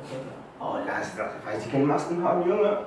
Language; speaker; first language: German; non-native, learner; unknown